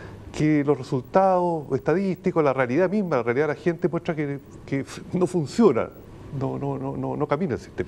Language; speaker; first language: Spanish; native; Spanish